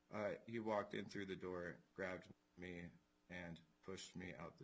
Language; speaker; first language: English; native; English